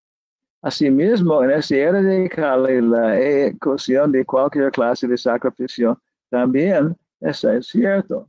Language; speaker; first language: Spanish; non-native, learner; English